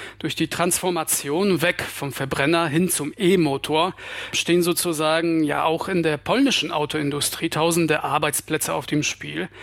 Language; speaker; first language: German; non-native, fluent; Polish